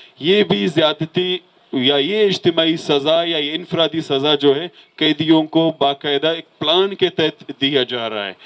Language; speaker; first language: Urdu; non-native, local second language; Baluchi